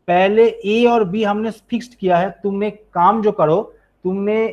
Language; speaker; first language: Hindi; non-native, local second language; Bangla